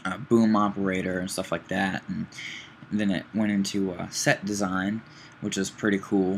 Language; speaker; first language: English; native; English